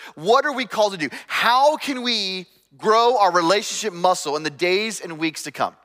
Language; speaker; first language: English; native; English